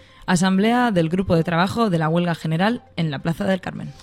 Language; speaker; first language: Spanish; native; Spanish